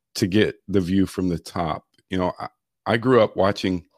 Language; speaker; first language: English; native; English